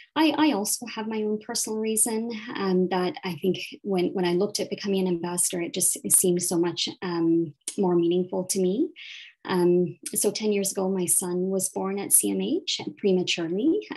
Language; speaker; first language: English; native; English